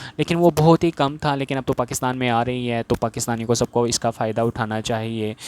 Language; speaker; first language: Urdu; non-native, local second language; Punjabi